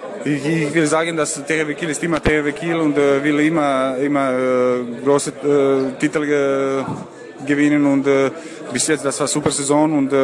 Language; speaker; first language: German; non-native, learner; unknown